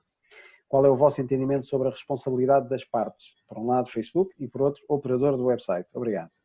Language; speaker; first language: Portuguese; native; Portuguese